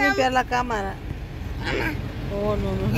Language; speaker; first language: Spanish; native; Spanish